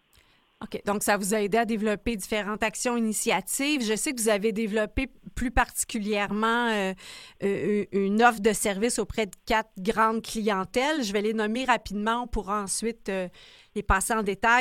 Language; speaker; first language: French; native; French